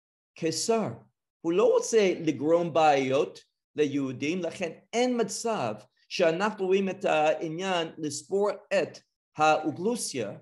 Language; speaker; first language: Hebrew; non-native, fluent; English